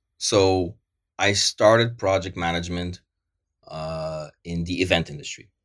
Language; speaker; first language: English; early bilingual, other home language; Polish